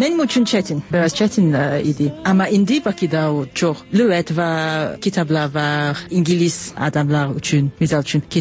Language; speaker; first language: Azerbaijani; non-native, learner; English